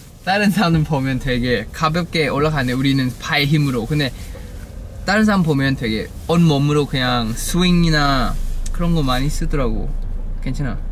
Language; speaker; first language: Korean; non-native, fluent; Thai